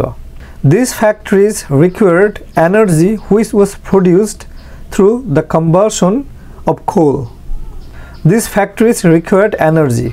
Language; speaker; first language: English; non-native, fluent; Bangla